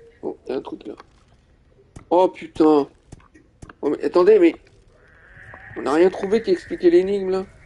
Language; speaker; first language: French; native; French